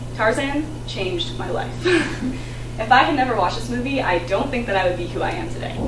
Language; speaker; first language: English; native; English